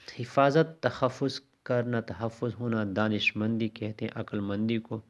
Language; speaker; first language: Urdu; non-native, local second language; Pashto